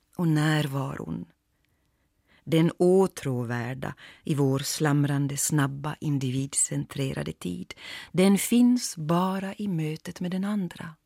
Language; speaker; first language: Swedish; native; Swedish